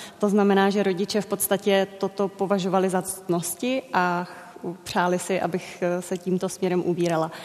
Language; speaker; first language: Czech; early bilingual, other home language; Vietnamese